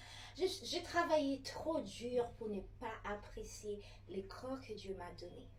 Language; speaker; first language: French; early bilingual, other home language; Haitian Creole